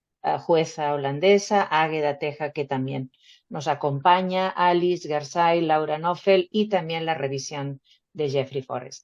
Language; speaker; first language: Spanish; native; Spanish